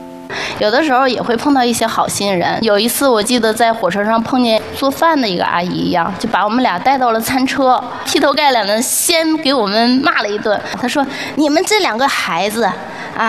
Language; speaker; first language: Chinese; native; Chinese